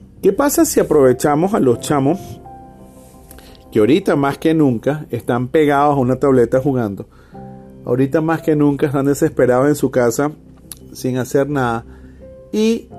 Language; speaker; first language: Spanish; native; Spanish